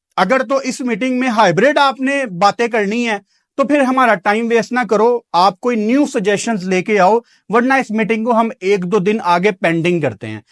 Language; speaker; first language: Urdu; non-native, local second language; Punjabi